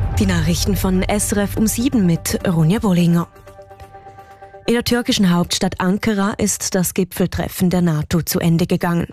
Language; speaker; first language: German; native; German